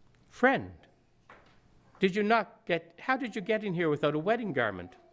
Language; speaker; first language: English; native; English